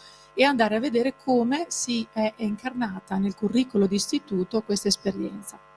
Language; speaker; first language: Italian; native; Italian